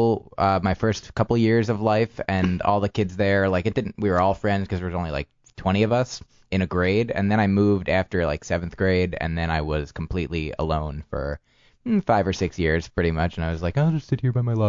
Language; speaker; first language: English; native; English